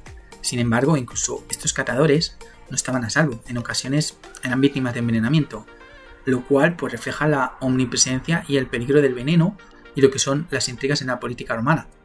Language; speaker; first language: Spanish; native; Spanish